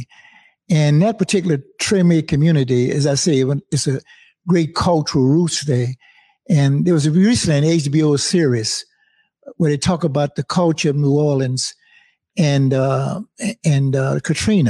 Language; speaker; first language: English; native; English